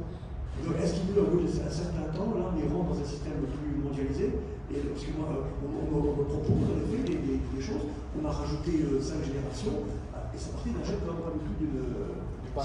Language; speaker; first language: French; native; French